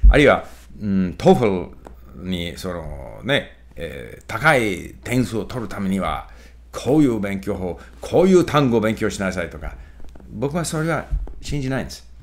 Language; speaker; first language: Japanese; non-native, fluent; English